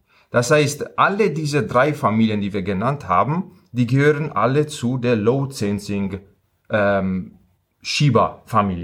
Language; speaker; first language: German; non-native, fluent; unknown